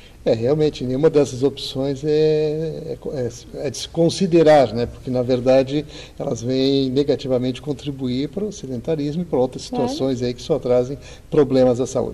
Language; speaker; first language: Portuguese; native; Portuguese